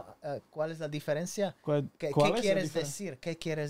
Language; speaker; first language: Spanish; non-native, learner; Slovak